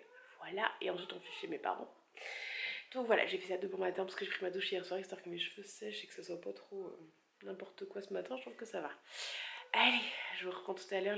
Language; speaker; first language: French; native; French